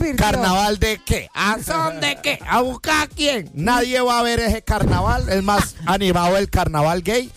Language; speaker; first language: Spanish; native; Spanish